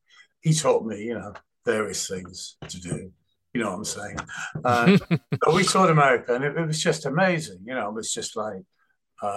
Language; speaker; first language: English; native; English